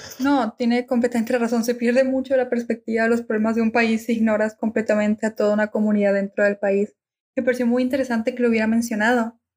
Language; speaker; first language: Spanish; native; Spanish